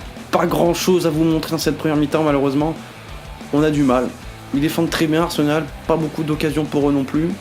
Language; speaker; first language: French; native; French